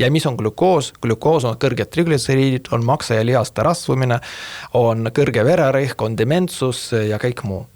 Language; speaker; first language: Estonian; non-native, fluent; Russian